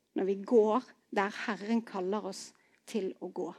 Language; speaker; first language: Norwegian; native; Norwegian